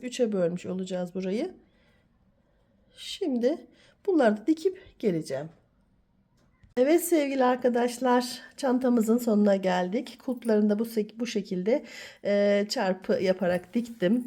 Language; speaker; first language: Turkish; native; Turkish